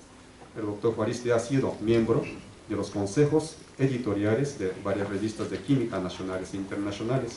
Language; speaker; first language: Spanish; native; Spanish